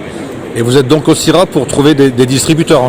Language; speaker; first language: French; native; French